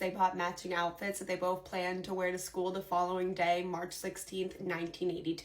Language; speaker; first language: English; native; English